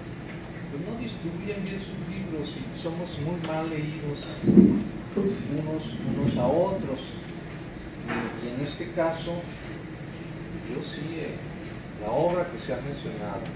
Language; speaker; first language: Spanish; native; Spanish